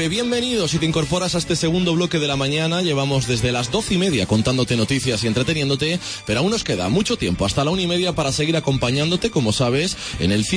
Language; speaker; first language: Spanish; native; Spanish